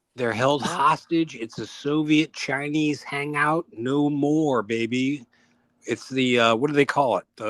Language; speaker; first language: English; native; English